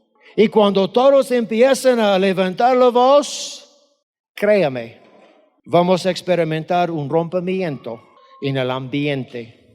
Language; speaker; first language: Spanish; non-native, fluent; English